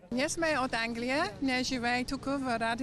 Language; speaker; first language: Bulgarian; non-native, learner; English